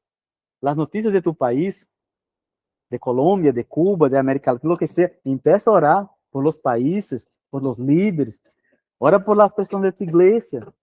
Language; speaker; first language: Spanish; non-native, fluent; Portuguese